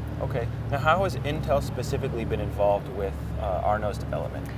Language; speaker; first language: English; native; English